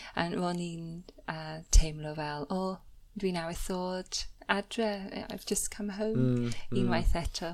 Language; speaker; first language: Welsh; non-native, fluent; English